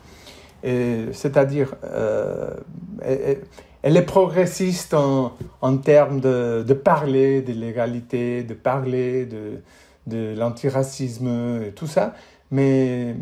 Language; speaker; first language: French; non-native, fluent; English